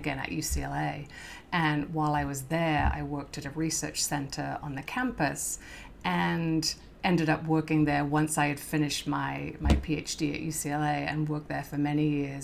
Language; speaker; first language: English; native; English